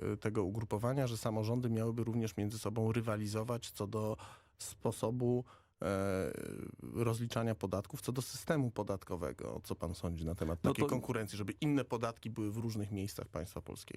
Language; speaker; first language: Polish; native; Polish